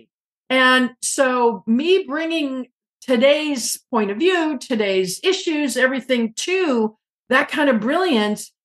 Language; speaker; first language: English; native; English